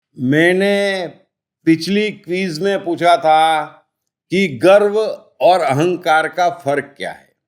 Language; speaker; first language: Hindi; native; Hindi